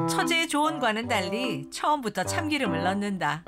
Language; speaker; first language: Korean; native; Korean